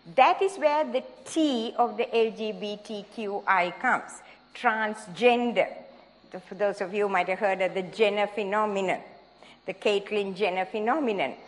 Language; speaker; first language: English; non-native, local second language; Sinhala